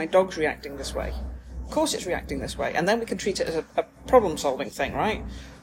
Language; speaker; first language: English; native; English